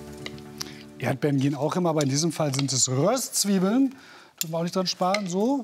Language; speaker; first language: German; native; German